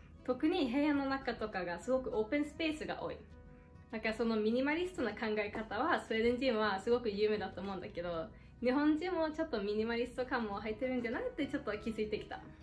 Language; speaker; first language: Japanese; non-native, fluent; Swedish